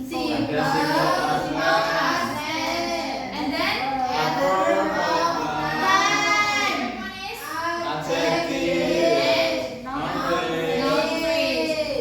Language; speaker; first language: English; non-native, learner; Indonesian